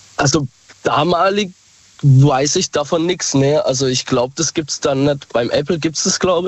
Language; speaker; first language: German; native; German